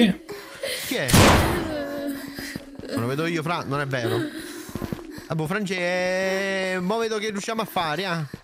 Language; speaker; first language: Italian; native; Italian